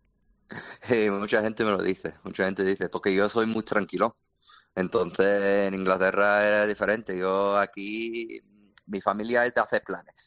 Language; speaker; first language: Spanish; non-native, fluent; English